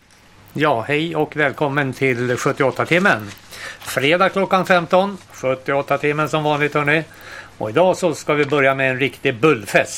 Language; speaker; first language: Swedish; native; Swedish